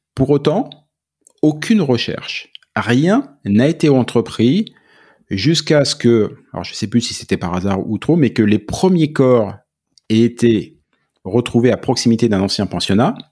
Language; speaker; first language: French; native; French